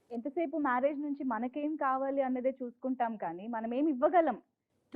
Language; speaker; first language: Telugu; native; Telugu